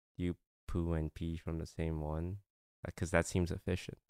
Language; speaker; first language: English; non-native, local second language; Chinese